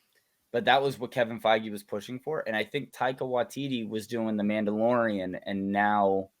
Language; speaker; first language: English; native; English